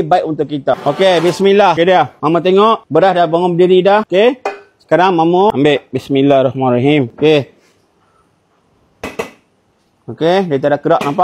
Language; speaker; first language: Malay; native; Malay